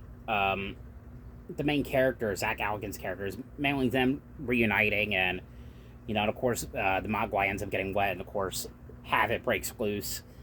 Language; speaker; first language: English; native; English